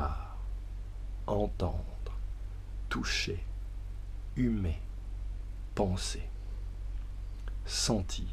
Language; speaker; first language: French; native; French